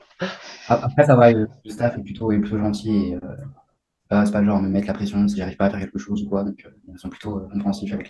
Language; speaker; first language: French; native; French